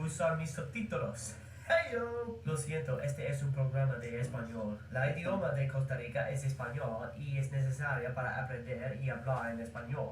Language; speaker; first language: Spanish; non-native, learner; English